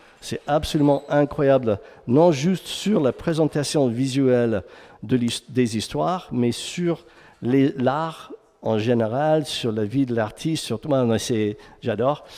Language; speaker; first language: French; non-native, fluent; English